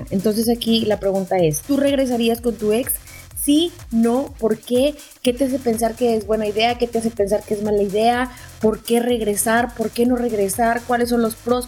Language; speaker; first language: Spanish; native; Spanish